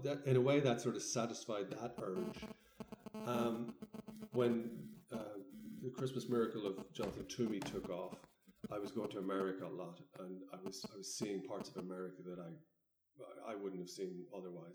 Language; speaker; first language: English; native; English